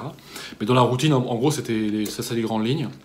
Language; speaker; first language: French; native; French